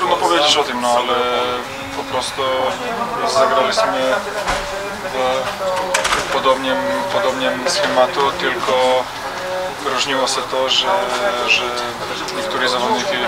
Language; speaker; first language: Polish; non-native, fluent; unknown